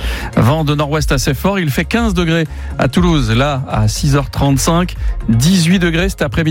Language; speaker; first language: French; native; French